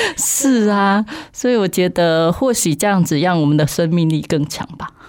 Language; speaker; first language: Chinese; non-native, fluent; Khmer